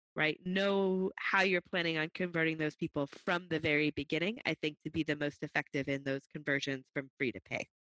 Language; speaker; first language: English; native; English